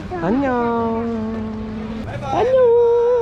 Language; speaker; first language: Korean; native; Korean